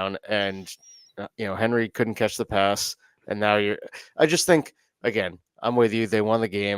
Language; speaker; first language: English; native; English